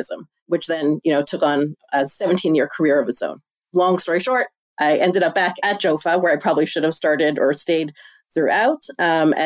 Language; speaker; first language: English; native; English